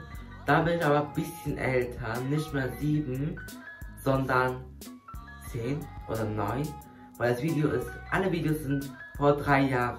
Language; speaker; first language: German; early bilingual, other home language; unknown